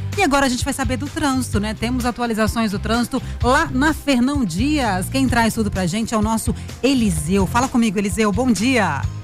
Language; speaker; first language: Portuguese; native; Portuguese